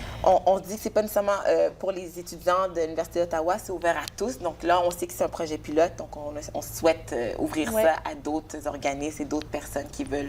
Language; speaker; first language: French; native; French